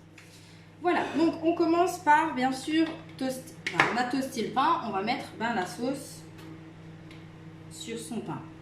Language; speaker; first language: French; native; French